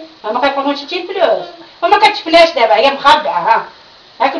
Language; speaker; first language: Arabic; native; Arabic